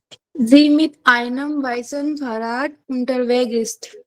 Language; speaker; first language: German; non-native, learner; Hindi